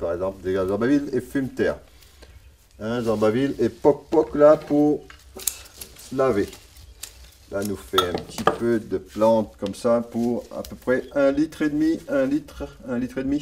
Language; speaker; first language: French; native; French